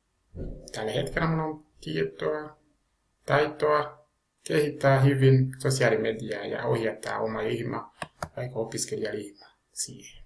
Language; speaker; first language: Finnish; non-native, learner; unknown